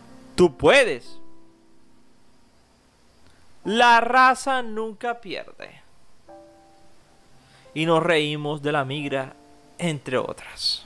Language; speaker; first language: Spanish; native; Spanish